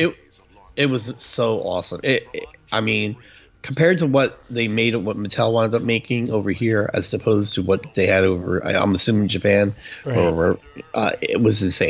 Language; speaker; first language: English; native; English